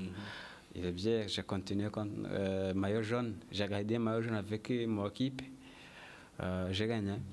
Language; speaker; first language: French; non-native, learner; Kinyarwanda